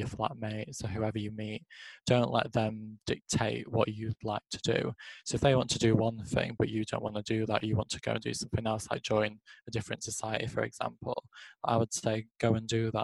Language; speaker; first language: English; native; English